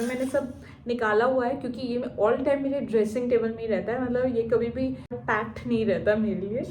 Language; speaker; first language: Hindi; non-native, local second language; Assamese